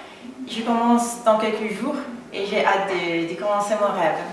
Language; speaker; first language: French; non-native, fluent; Italian